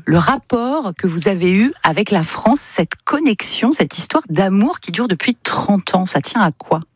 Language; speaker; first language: French; native; French